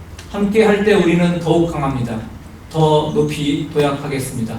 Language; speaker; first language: Korean; native; Korean